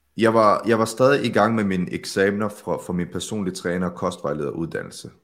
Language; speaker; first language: Danish; early bilingual, other home language; Arabic